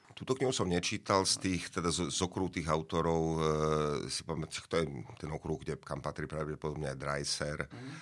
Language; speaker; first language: Slovak; native; Slovak